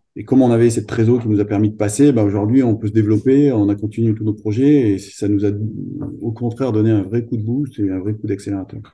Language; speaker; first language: French; native; French